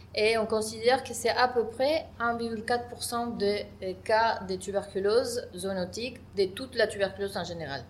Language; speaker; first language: French; non-native, fluent; Spanish